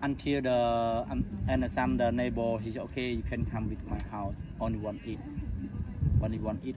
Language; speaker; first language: English; non-native, learner; Khmer